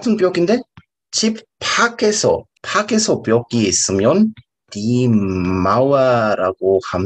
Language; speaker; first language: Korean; non-native, fluent; German